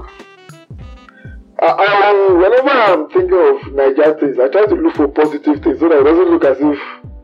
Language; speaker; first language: English; non-native, local second language; Yoruba